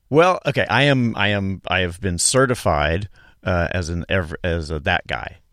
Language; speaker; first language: English; native; English